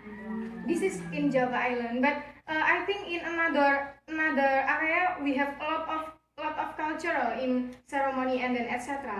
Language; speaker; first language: English; non-native, learner; Javanese